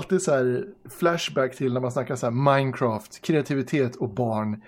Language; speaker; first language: Swedish; native; Swedish